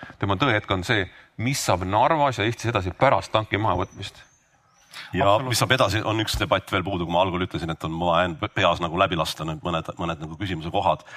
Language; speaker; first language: Estonian; native; Estonian